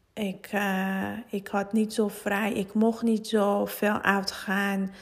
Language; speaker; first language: Dutch; non-native, fluent; Persian